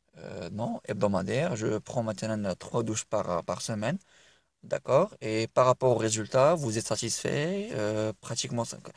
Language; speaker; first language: French; non-native, local second language; Arabic